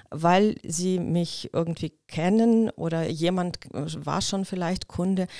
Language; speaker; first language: German; non-native, fluent; Russian